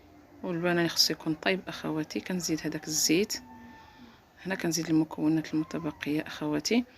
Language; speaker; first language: Arabic; native; Arabic